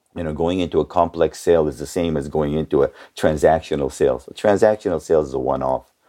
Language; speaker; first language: English; early bilingual, other home language; Japanese